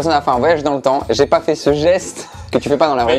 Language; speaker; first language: French; native; French